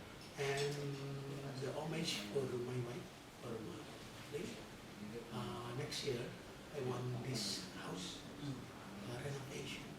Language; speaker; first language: English; non-native, learner; Sundanese